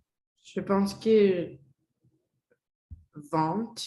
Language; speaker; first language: French; non-native, learner; Spanish